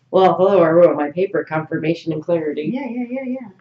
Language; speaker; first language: English; native; English